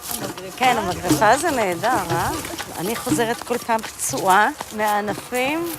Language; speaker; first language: Hebrew; native; Hebrew